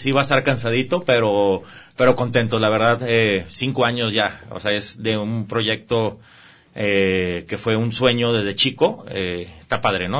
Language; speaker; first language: Spanish; native; Spanish